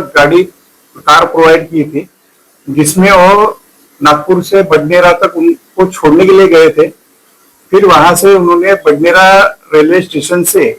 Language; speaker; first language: Hindi; non-native, local second language; Marathi